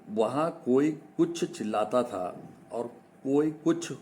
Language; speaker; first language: Hindi; non-native, local second language; Malayalam